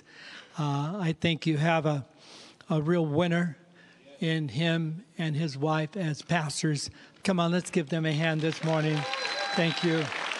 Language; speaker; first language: English; native; English